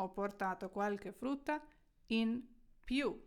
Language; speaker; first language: Italian; non-native, fluent; Ukrainian